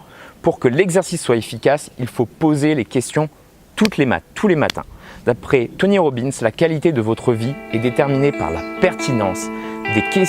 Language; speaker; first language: French; native; French